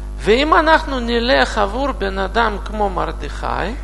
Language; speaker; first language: Hebrew; non-native, learner; Russian